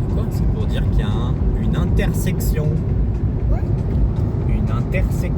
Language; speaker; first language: French; native; French